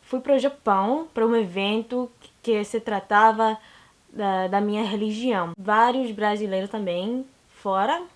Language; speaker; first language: Portuguese; non-native, learner; English